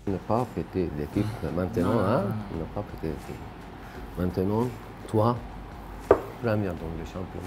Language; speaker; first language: French; non-native, learner; Arabic